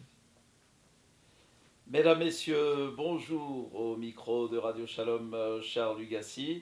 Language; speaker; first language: French; native; French